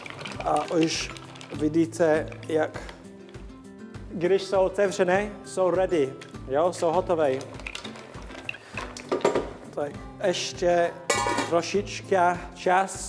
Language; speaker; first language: Czech; non-native, learner; English